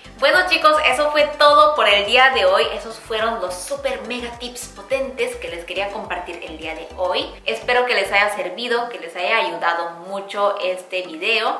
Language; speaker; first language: Spanish; non-native, fluent; Korean